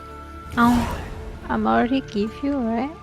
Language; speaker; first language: English; non-native, learner; Indonesian